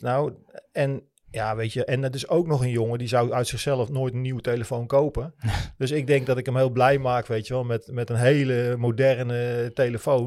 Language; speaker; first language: Dutch; native; Dutch